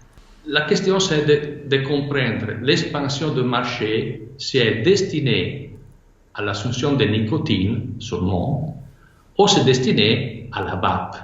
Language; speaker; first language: French; non-native, fluent; Italian